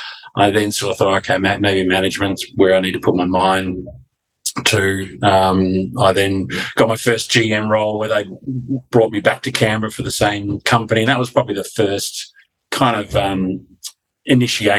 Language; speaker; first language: English; native; English